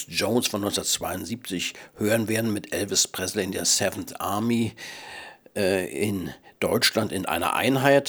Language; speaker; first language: German; native; German